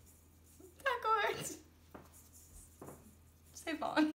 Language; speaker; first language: French; non-native, learner; English